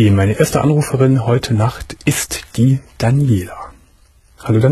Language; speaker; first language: German; native; German